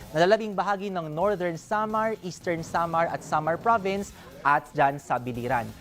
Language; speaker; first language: Filipino; non-native, local second language; Bikol